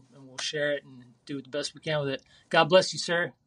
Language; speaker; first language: English; native; English